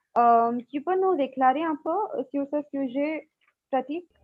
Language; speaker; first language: French; non-native, fluent; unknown